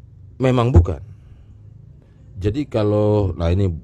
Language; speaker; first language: Indonesian; native; Indonesian